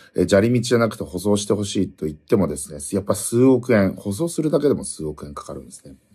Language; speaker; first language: Japanese; native; Japanese